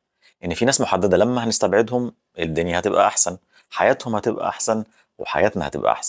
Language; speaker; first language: Arabic; native; Arabic